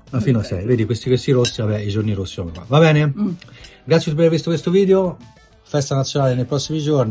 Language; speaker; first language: Italian; native; Italian